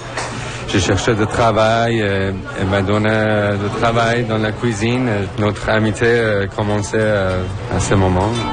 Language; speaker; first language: French; non-native, fluent; Persian